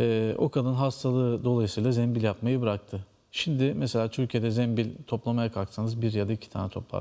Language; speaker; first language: Turkish; native; Turkish